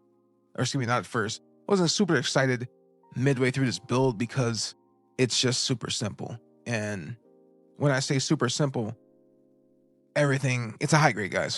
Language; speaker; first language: English; native; English